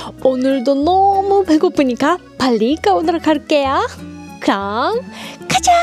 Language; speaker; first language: Korean; non-native, learner; Japanese